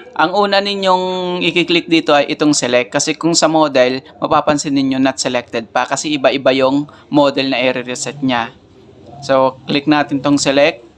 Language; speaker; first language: Filipino; native; Filipino